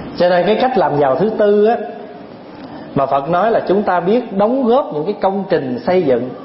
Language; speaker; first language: Vietnamese; early bilingual, other home language; English